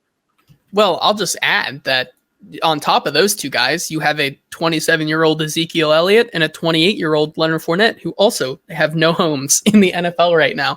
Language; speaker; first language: English; native; English